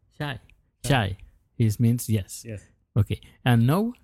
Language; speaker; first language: English; non-native, learner; Spanish